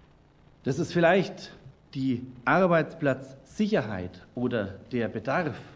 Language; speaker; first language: German; native; German